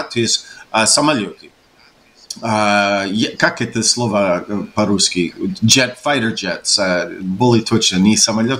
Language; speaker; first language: Russian; non-native, fluent; English